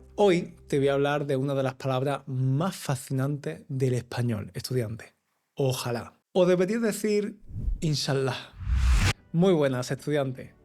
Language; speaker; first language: Spanish; native; Spanish